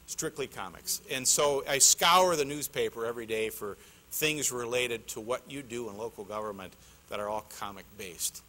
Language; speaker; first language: English; native; English